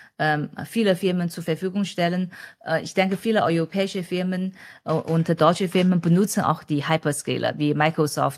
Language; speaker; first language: German; non-native, fluent; Chinese